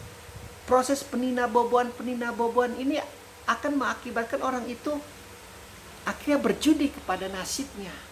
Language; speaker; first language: Indonesian; native; Indonesian